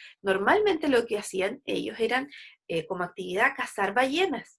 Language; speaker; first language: Spanish; native; Spanish